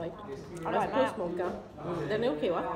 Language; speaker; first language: Swedish; non-native, learner; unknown